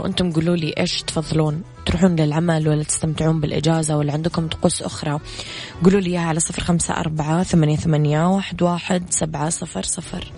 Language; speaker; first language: Arabic; native; Arabic